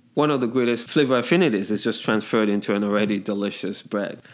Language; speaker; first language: English; non-native, local second language; Yoruba